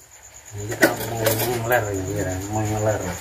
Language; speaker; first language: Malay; non-native, local second language; Javanese